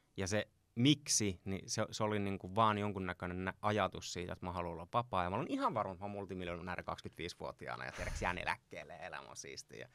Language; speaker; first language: Finnish; native; Finnish